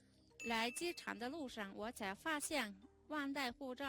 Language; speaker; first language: Chinese; non-native, fluent; Mongolian